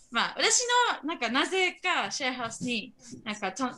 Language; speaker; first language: Japanese; non-native, fluent; English